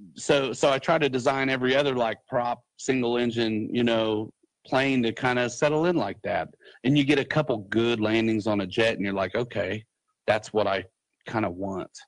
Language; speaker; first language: English; native; English